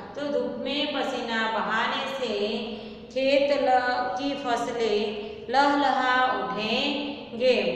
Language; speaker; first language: Hindi; non-native, local second language; Gujarati